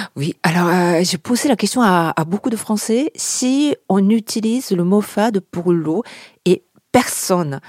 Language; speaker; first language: French; non-native, fluent; Japanese